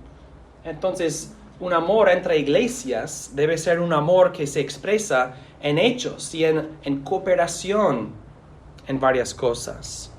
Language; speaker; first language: Spanish; non-native, fluent; English